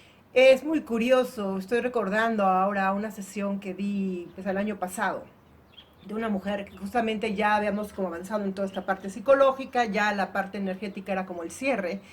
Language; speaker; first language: Spanish; native; Spanish